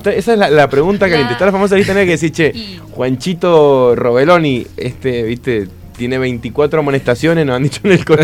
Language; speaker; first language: Spanish; native; Spanish